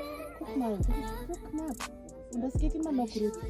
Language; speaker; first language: German; non-native, learner; Swahili